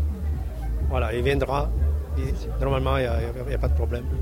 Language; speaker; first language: French; non-native, fluent; Czech